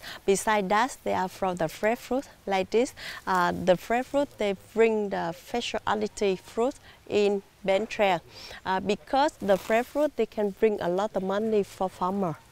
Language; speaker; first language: English; non-native, learner; Vietnamese